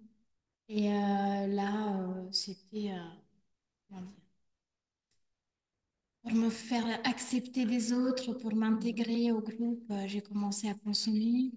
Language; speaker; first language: French; native; French